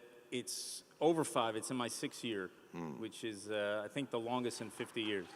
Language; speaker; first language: English; native; English